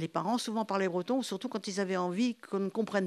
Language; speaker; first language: French; native; French